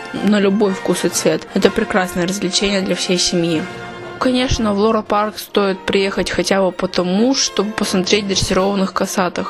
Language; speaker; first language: Russian; native; Russian